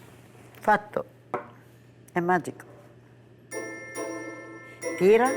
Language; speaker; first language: Italian; native; Italian